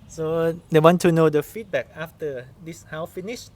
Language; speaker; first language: English; non-native, learner; Thai